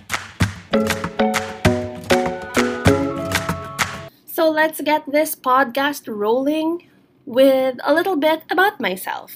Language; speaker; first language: English; non-native, local second language; Filipino